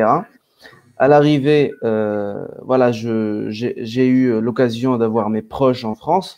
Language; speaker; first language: French; non-native, local second language; Arabic